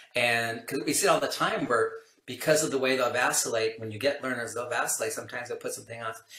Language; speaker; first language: English; native; English